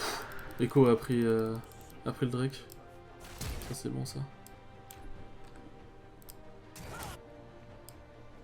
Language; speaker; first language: French; native; French